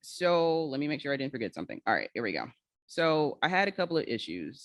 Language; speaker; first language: English; native; English